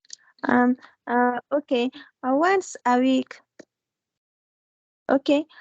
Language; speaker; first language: English; non-native, learner; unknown